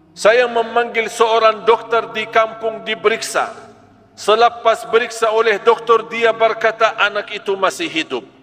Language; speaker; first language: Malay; non-native, fluent; Arabic